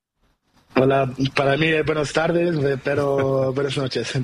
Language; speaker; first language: Spanish; non-native, learner; Portuguese